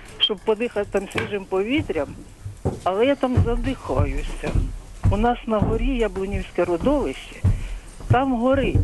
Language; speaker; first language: Ukrainian; native; Ukrainian